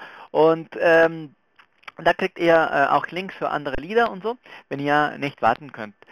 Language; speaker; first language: German; non-native, fluent; Spanish